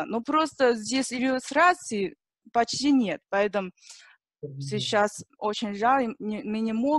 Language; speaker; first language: Russian; non-native, learner; Chinese